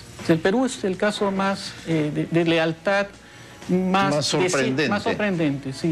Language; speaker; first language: Spanish; native; Spanish